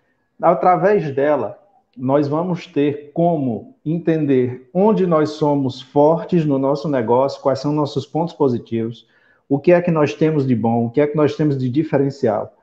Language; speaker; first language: Portuguese; native; Portuguese